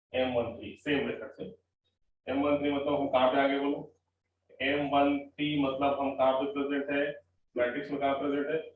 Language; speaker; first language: Hindi; non-native, local second language; Marathi